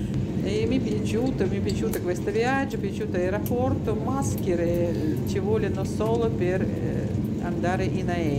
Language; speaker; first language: Italian; non-native, learner; Russian